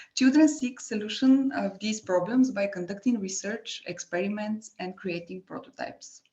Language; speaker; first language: English; non-native, fluent; Bulgarian